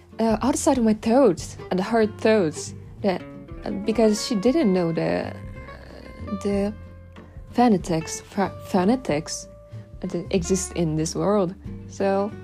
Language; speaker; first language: English; non-native, learner; Japanese